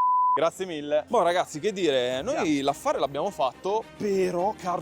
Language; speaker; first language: Italian; native; Italian